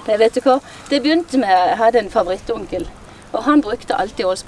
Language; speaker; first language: Norwegian; native; Norwegian